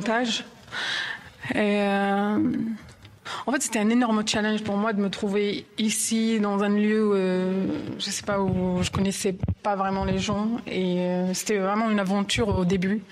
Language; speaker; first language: French; non-native, local second language; Arabic